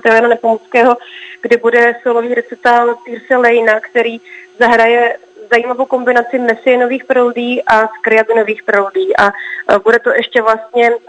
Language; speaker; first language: Czech; native; Czech